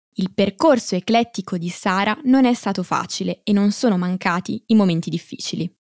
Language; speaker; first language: Italian; native; Italian